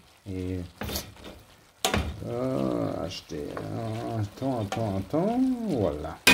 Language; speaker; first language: French; non-native, learner; German